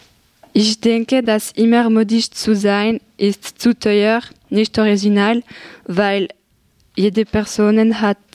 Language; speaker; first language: German; non-native, learner; French